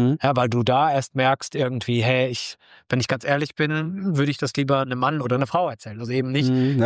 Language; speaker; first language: German; native; German